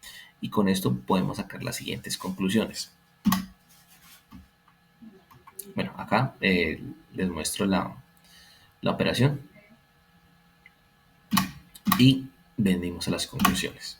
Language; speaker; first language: Spanish; native; Spanish